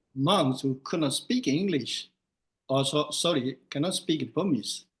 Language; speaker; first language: English; non-native, fluent; Burmese